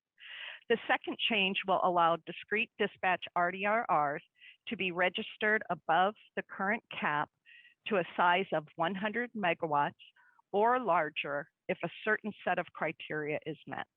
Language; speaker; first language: English; native; English